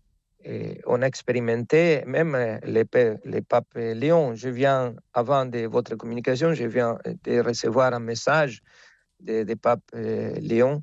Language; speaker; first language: French; non-native, fluent; Spanish